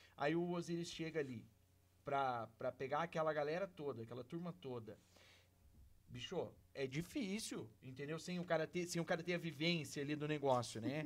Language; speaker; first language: Portuguese; native; Portuguese